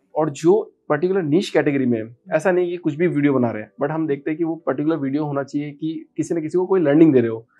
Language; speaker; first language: Hindi; native; Hindi